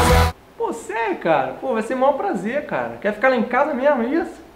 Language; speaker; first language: Portuguese; native; Portuguese